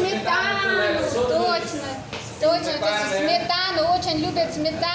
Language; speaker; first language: Russian; non-native, learner; Vietnamese